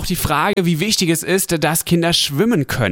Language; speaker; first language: German; native; German